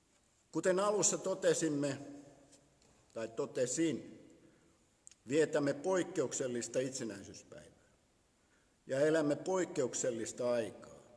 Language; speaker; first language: Finnish; native; Finnish